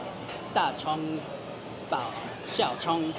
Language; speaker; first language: Chinese; non-native, learner; English